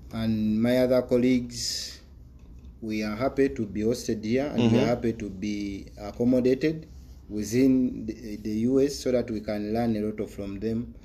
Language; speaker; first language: English; non-native, local second language; Ganda